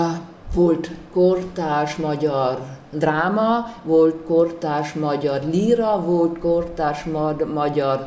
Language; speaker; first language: Hungarian; non-native, fluent; German